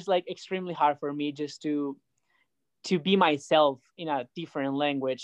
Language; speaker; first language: English; non-native, fluent; Spanish